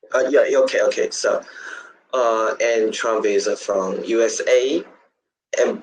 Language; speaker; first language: English; non-native, learner; Chinese